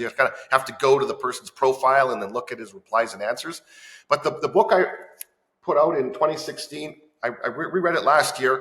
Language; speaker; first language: English; native; English